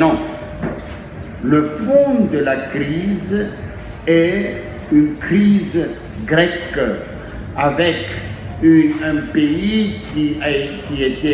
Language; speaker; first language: French; non-native, fluent; Greek